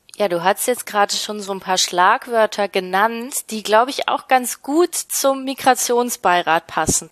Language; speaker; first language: German; native; German